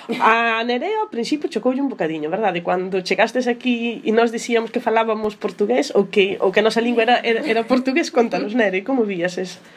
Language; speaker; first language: Galician; non-native, local second language; Spanish